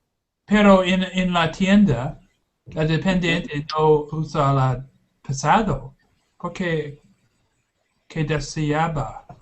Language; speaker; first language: Spanish; non-native, learner; English